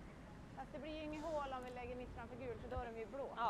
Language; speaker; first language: Swedish; native; Swedish